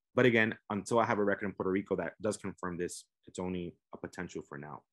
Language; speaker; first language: English; native; English